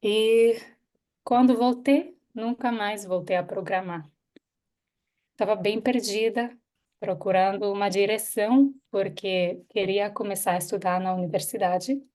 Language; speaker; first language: Portuguese; non-native, fluent; Hebrew